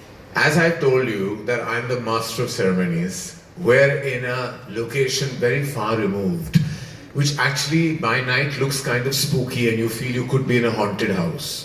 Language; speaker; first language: English; non-native, local second language; Hindi